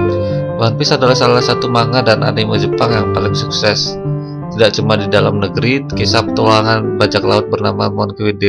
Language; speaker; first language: Indonesian; native; Indonesian